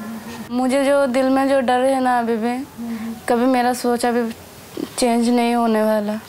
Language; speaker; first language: Hindi; native; Hindi